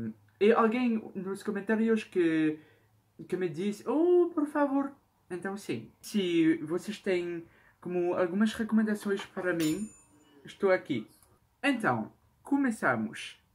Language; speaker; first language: Portuguese; non-native, learner; French